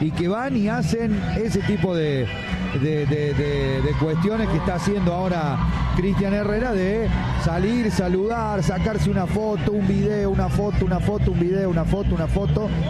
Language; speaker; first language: Spanish; native; Spanish